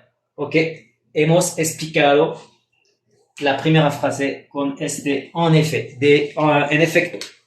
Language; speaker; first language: Spanish; non-native, fluent; French